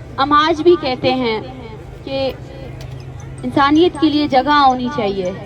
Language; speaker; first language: Urdu; non-native, local second language; Baluchi